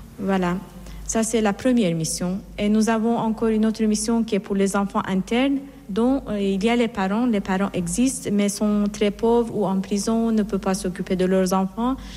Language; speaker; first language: French; non-native, fluent; Persian